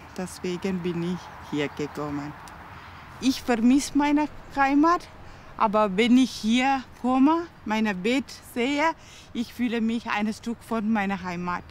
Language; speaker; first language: German; non-native, learner; Tamil